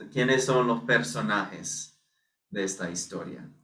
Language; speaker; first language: Spanish; non-native, fluent; English